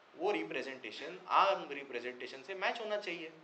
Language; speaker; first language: Hindi; non-native, local second language; Marathi